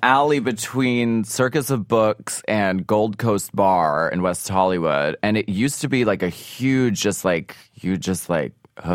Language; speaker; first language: English; native; English